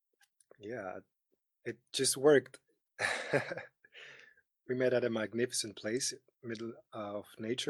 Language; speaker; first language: English; non-native, fluent; Greek